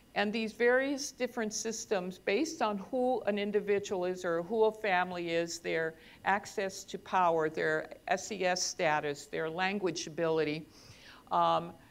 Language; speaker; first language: English; native; English